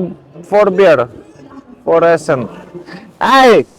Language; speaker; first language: English; non-native, learner; Lithuanian